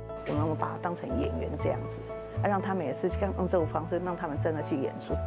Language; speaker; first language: Chinese; native; Chinese